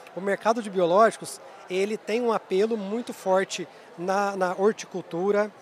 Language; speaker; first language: Portuguese; native; Portuguese